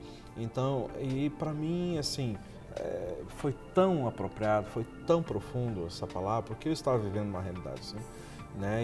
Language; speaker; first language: Portuguese; native; Portuguese